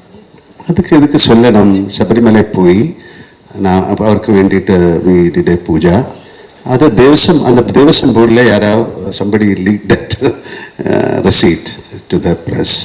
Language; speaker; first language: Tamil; non-native, local second language; Malayalam